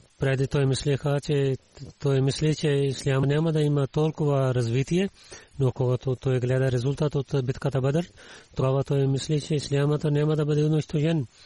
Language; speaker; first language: Bulgarian; non-native, learner; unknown